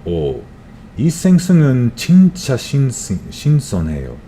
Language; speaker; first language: Korean; non-native, learner; English